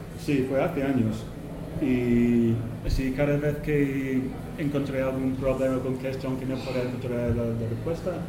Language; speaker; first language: Spanish; non-native, fluent; English